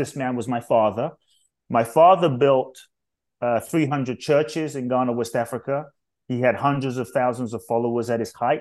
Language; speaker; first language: English; native; English